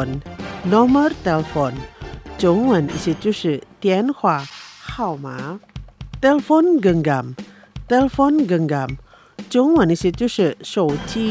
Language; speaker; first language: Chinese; non-native, fluent; Indonesian